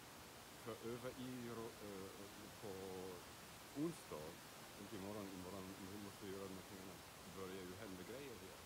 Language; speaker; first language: Swedish; non-native, fluent; German